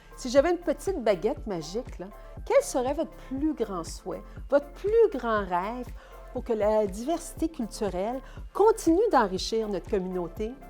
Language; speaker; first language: French; native; French